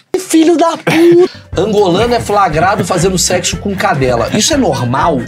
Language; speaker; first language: Portuguese; native; Portuguese